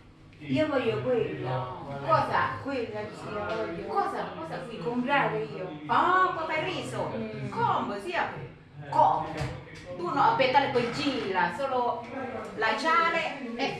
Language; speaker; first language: Italian; non-native, learner; Thai